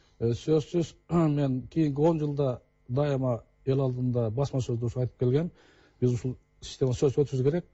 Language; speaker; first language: Kyrgyz; native; Kyrgyz